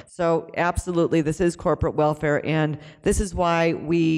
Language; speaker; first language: English; native; English